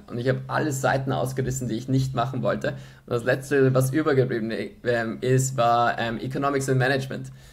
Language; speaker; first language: German; early bilingual, other home language; Polish